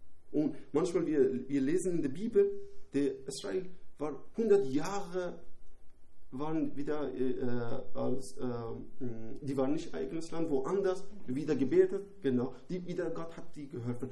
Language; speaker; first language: German; non-native, learner; Persian